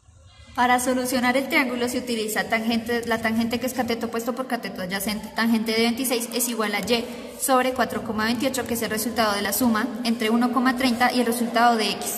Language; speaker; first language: Spanish; native; Spanish